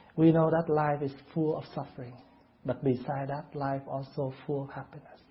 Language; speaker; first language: English; non-native, fluent; Vietnamese